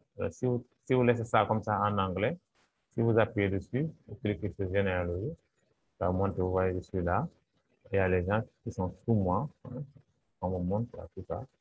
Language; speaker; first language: French; non-native, local second language; Wolof